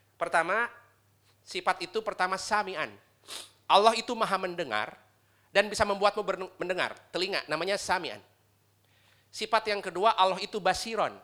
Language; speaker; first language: Indonesian; non-native, local second language; Sundanese